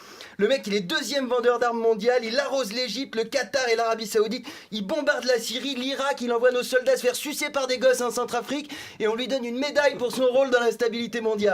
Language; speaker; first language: French; native; French